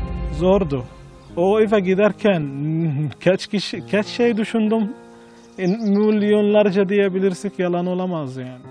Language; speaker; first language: Turkish; non-native, fluent; Arabic